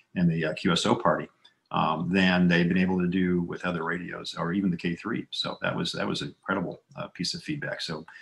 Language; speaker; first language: English; native; English